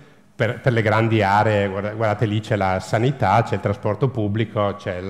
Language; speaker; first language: Italian; native; Italian